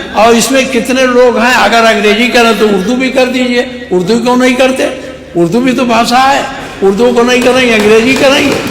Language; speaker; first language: Hindi; native; Hindi